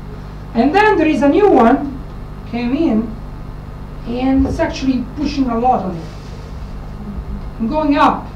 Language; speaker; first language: English; non-native, fluent; Italian